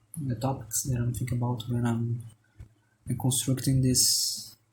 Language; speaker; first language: English; non-native, fluent; Portuguese